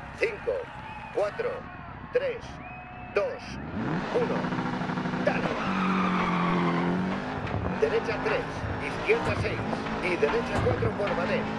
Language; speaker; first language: Spanish; native; Spanish